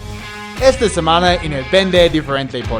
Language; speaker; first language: Spanish; non-native, fluent; English